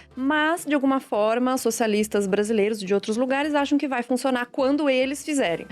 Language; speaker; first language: Portuguese; native; Portuguese